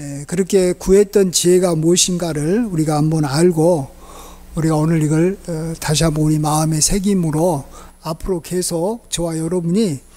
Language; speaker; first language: Korean; native; Korean